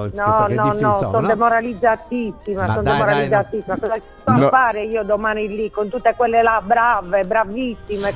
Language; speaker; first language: Italian; native; Italian